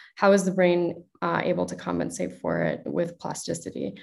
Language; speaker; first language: English; native; English